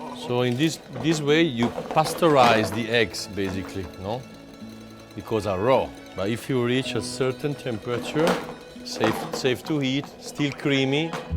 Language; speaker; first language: English; non-native, fluent; Italian